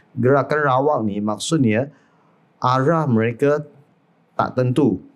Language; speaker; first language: Malay; non-native, local second language; Chinese